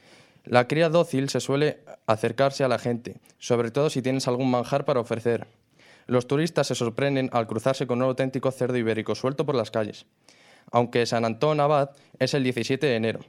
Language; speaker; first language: Spanish; native; Spanish